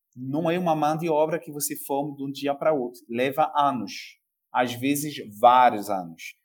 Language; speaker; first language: Portuguese; non-native, fluent; French